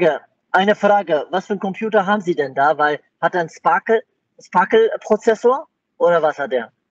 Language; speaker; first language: German; native; German